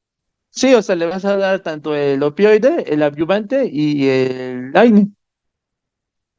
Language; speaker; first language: Spanish; native; Spanish